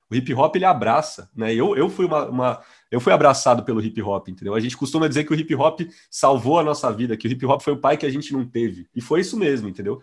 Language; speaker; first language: Portuguese; native; Portuguese